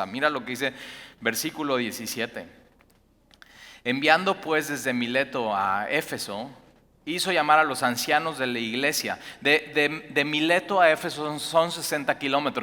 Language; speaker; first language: Spanish; native; Spanish